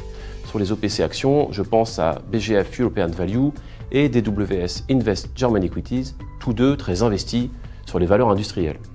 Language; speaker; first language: French; native; French